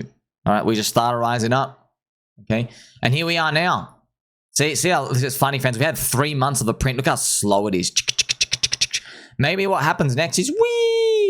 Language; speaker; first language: English; native; English